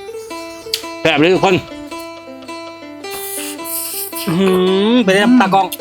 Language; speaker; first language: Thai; non-native, local second language; Northeastern Thai